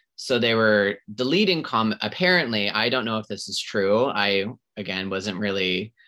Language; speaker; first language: English; native; English